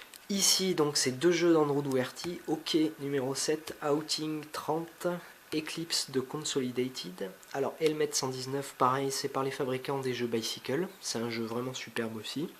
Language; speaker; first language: French; native; French